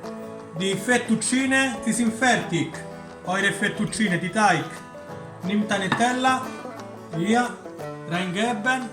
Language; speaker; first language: German; non-native, learner; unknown